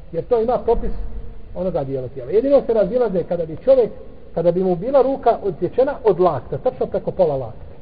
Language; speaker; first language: Bosnian; native; Bosnian